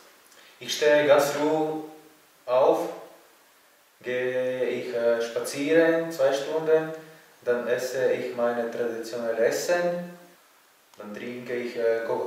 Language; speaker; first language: German; non-native, learner; Latvian